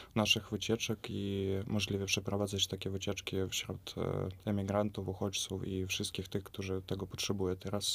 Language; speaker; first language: Polish; non-native, fluent; Russian